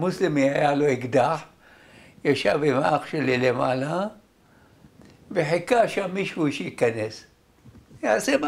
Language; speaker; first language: Hebrew; non-native, fluent; Arabic